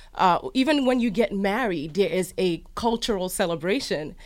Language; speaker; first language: English; early bilingual, other home language; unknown